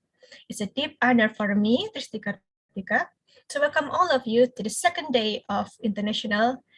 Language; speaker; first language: English; non-native, fluent; Indonesian